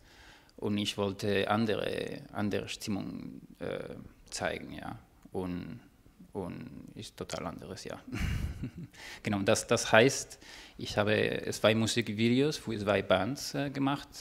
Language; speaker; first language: German; non-native, fluent; Spanish